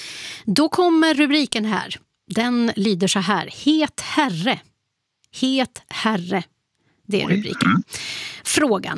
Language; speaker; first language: Swedish; native; Swedish